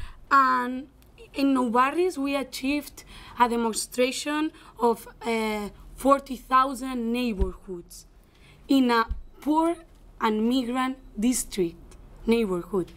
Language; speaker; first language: English; non-native, fluent; Spanish